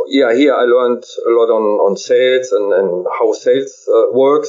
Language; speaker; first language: English; non-native, fluent; German